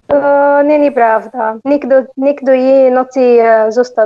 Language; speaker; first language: Czech; non-native, learner; Arabic